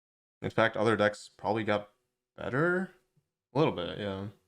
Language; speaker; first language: English; native; English